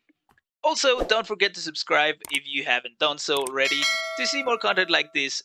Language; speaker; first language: English; non-native, fluent; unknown